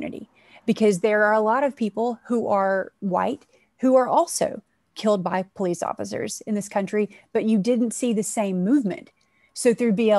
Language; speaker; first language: English; native; English